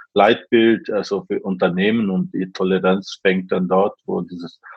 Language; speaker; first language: German; non-native, fluent; Portuguese